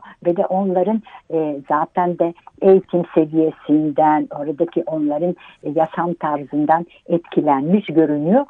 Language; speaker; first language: Turkish; early bilingual, heritage; Turkish